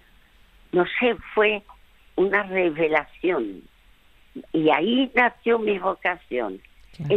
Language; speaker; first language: Spanish; early bilingual, other home language; French